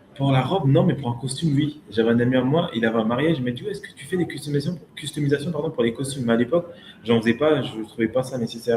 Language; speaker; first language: French; early bilingual, other home language; Lingala